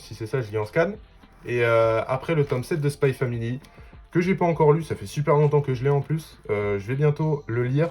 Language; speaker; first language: French; native; French